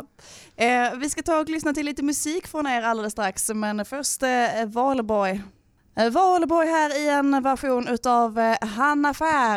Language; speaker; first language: Swedish; native; Swedish